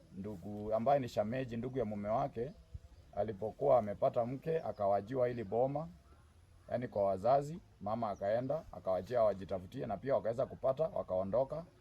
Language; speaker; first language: Swahili; non-native, local second language; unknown